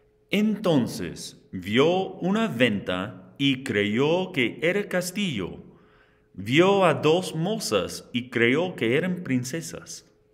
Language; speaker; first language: Spanish; non-native, fluent; English